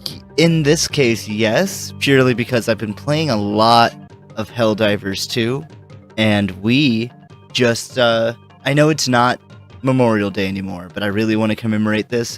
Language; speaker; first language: English; native; English